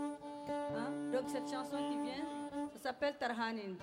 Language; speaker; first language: French; non-native, local second language; Tamasheq